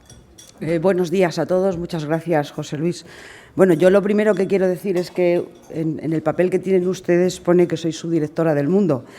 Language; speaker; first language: Spanish; native; Spanish